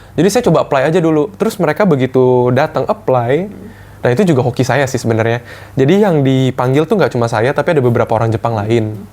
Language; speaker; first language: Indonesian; native; Indonesian